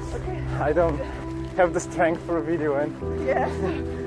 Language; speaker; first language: English; non-native, fluent; Bulgarian